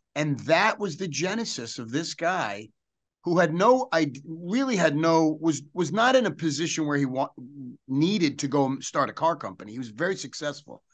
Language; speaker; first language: English; native; English